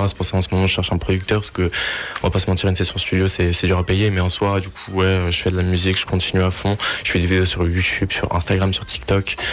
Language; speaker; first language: French; native; French